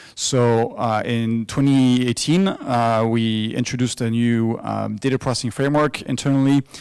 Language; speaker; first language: English; non-native, fluent; French